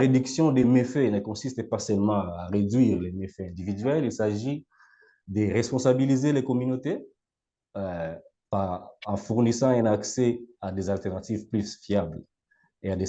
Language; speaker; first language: French; non-native, local second language; Lingala